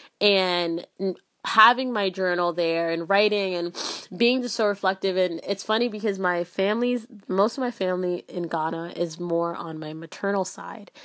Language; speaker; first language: English; early bilingual, other home language; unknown